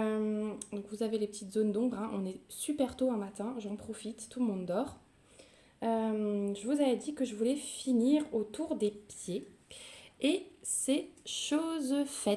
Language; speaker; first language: French; native; French